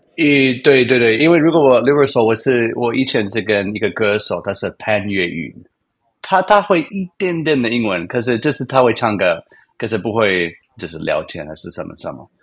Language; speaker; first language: Chinese; non-native, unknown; English